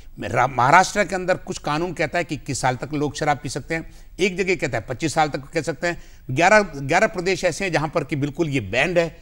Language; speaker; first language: Hindi; native; Hindi